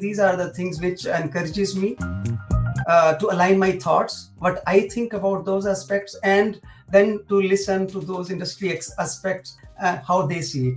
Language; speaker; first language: English; non-native, local second language; Hindi